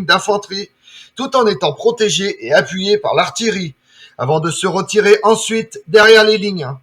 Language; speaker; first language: French; native; French